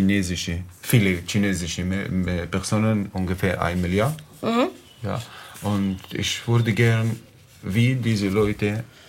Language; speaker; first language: German; non-native, learner; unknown